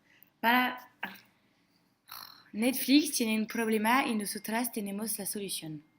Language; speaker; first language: Spanish; non-native, learner; French